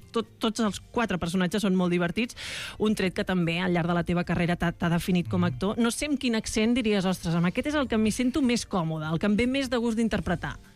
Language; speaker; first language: Catalan; native; Catalan